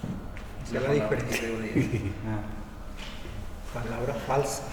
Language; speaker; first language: Spanish; non-native, local second language; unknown